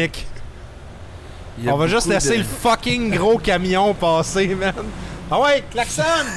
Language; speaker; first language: French; native; French